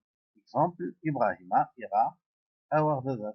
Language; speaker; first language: French; non-native, local second language; Arabic